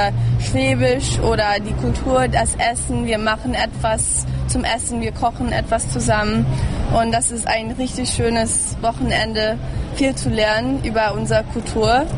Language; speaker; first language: German; early bilingual, heritage; English